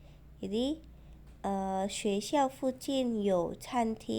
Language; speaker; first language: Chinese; non-native, fluent; Indonesian